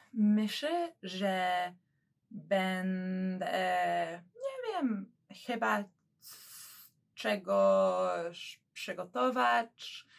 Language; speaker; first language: Polish; early bilingual, other home language; English